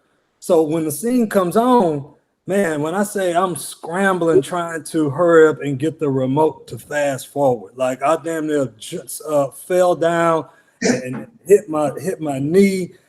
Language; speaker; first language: English; native; English